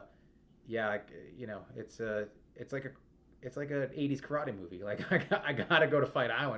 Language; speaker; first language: English; native; English